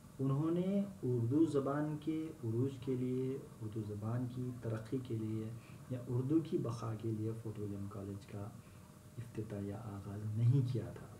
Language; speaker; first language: Urdu; native; Urdu